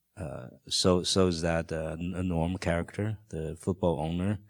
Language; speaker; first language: English; non-native, fluent; Chinese